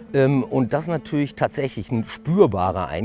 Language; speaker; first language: German; native; German